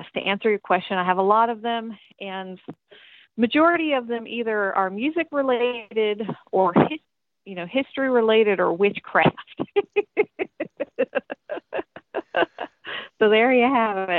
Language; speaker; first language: English; native; English